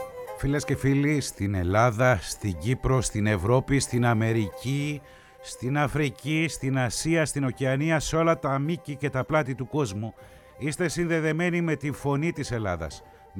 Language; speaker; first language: Greek; native; Greek